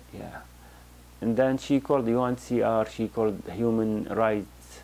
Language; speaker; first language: English; non-native, learner; Arabic